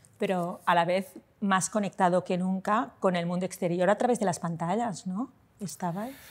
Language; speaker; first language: Spanish; non-native, local second language; Catalan